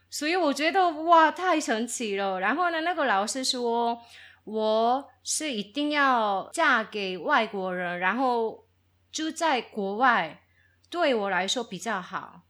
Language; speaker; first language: Chinese; non-native, fluent; Korean